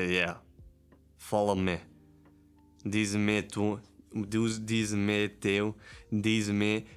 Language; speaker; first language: Portuguese; non-native, learner; German